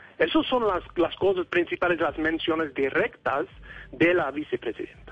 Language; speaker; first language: Spanish; non-native, fluent; English